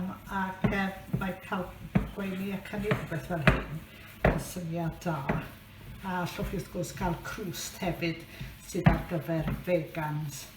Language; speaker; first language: Welsh; native; Welsh